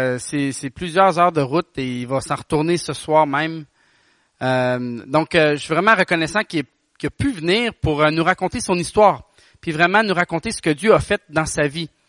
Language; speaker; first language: French; native; French